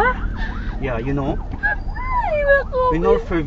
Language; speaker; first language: English; non-native, learner; Korean